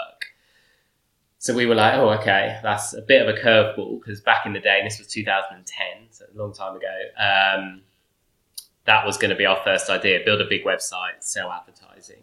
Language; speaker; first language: English; native; English